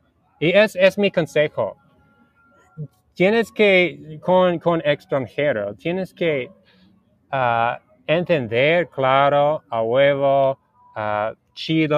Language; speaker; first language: Spanish; non-native, learner; English